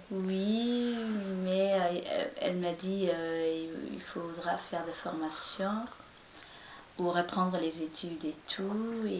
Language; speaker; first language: French; non-native, local second language; Somali